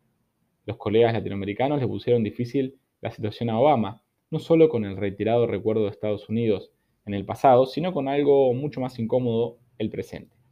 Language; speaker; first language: Spanish; native; Spanish